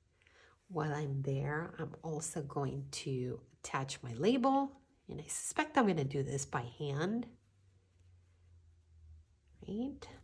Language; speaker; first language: English; native; English